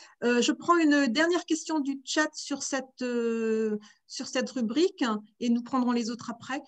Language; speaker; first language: French; native; French